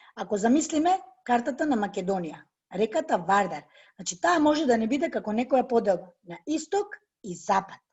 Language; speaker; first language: Macedonian; native; Macedonian